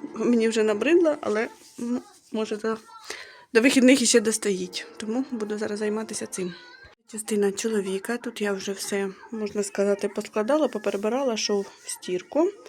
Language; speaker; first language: Ukrainian; non-native, local second language; Russian